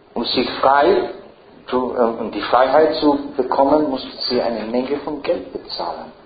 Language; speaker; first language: German; non-native, fluent; English